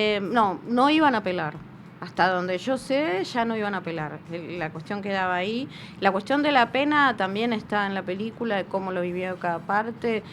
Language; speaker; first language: Spanish; native; Spanish